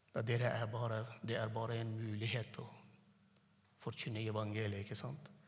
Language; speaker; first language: Norwegian; non-native, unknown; Turkmen